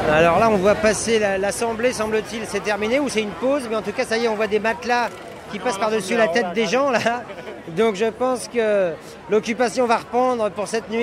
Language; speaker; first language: French; native; French